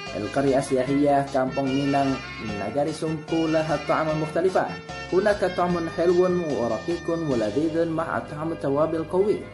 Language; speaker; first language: Arabic; non-native, fluent; Indonesian